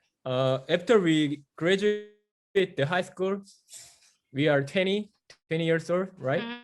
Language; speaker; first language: English; non-native, fluent; Korean